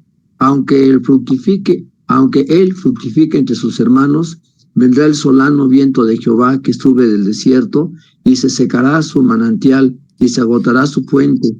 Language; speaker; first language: Spanish; native; Spanish